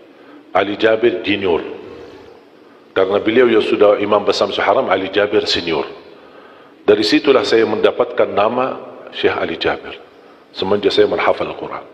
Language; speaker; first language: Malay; non-native, fluent; Arabic